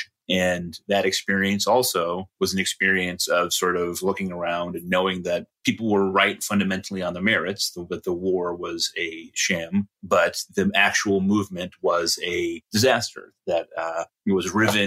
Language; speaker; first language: English; native; English